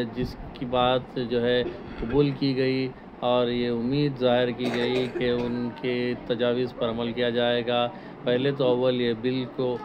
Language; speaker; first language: Urdu; native; Urdu